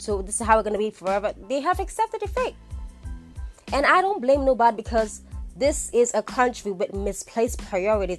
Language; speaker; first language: English; non-native, local second language; Igbo